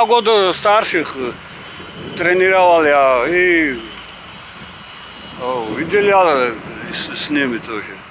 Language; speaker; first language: Russian; non-native, learner; Georgian